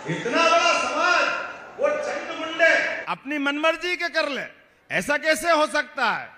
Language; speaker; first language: Hindi; native; Hindi